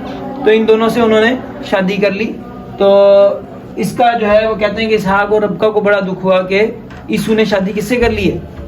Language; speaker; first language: Urdu; native; Urdu